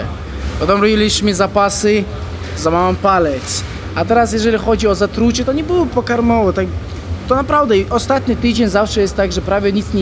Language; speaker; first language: Polish; non-native, fluent; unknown